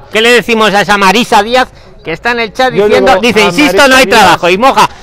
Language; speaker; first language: Spanish; non-native, fluent; Arabic